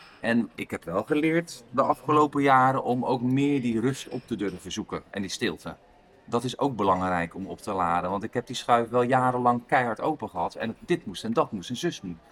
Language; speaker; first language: Dutch; native; Dutch